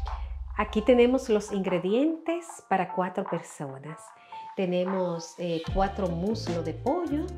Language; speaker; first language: Spanish; native; Spanish